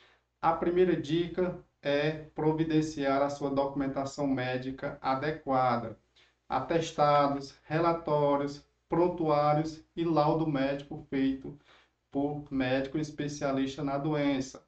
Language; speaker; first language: Portuguese; native; Portuguese